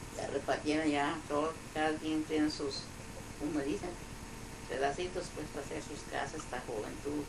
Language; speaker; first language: Spanish; non-native, local second language; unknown